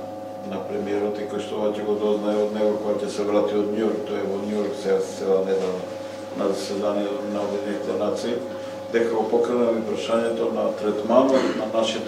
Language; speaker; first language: Macedonian; native; Macedonian